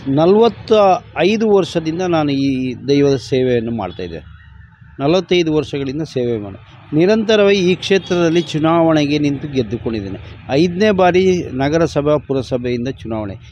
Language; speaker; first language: Kannada; native; Kannada